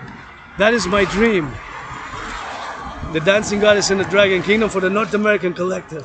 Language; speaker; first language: English; non-native, local second language; French